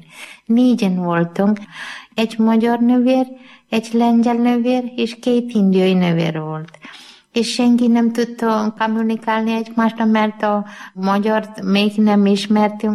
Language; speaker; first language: Hungarian; non-native, learner; Malayalam